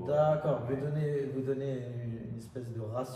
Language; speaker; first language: French; native; French